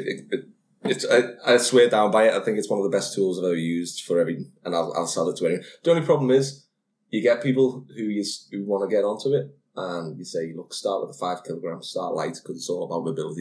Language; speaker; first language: English; native; English